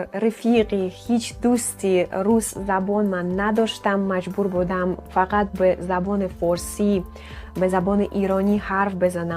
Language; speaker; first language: Persian; non-native, fluent; Russian